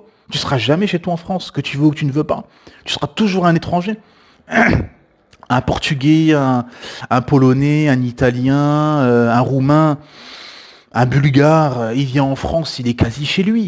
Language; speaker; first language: French; native; French